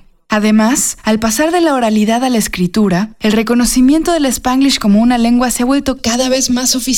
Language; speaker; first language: Spanish; native; Spanish